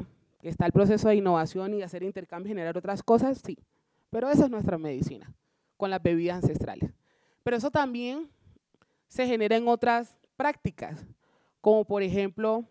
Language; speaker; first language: Spanish; native; Spanish